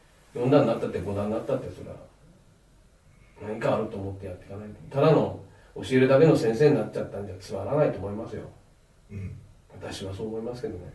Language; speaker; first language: Japanese; native; Japanese